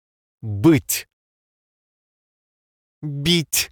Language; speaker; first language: Russian; non-native, learner; English